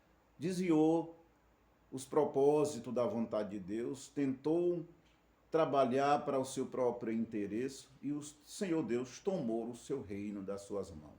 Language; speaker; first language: Portuguese; native; Portuguese